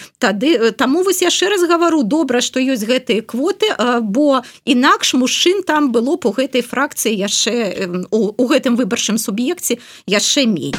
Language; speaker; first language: Belarusian; non-native, local second language; Russian